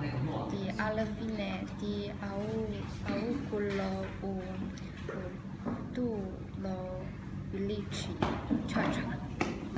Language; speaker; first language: Italian; non-native, learner; Chinese